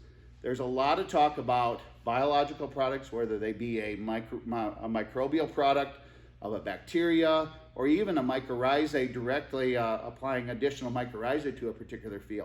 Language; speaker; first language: English; native; English